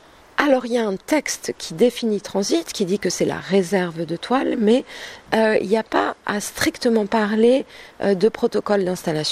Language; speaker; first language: French; native; French